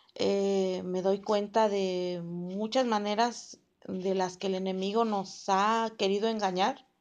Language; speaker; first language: Spanish; native; Spanish